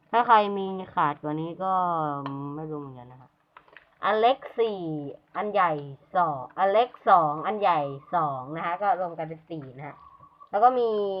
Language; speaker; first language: Thai; native; Thai